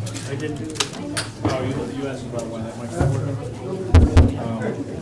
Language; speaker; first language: English; native; English